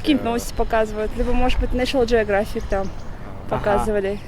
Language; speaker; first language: Russian; native; Russian